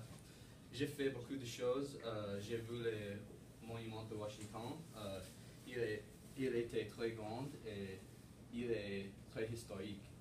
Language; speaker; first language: French; non-native, learner; English